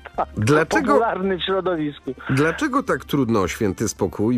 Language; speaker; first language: Polish; native; Polish